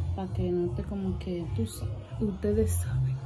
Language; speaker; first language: Spanish; early bilingual, heritage; Spanish